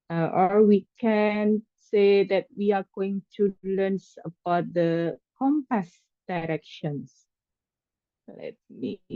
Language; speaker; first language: English; non-native, fluent; Indonesian